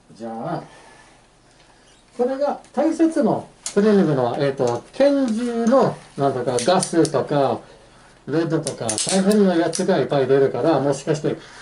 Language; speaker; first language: Japanese; non-native, fluent; English